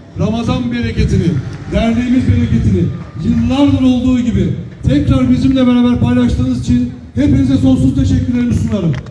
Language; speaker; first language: Turkish; native; Turkish